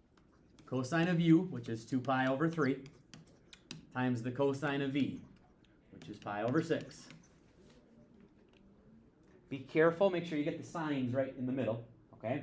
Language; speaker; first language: English; native; English